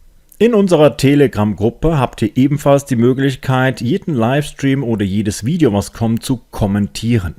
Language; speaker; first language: German; native; German